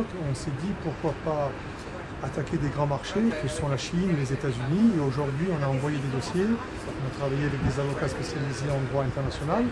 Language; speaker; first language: French; native; French